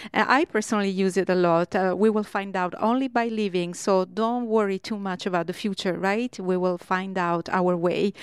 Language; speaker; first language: English; non-native, fluent; Italian